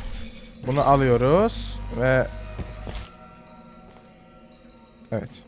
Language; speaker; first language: Turkish; early bilingual, heritage; Turkish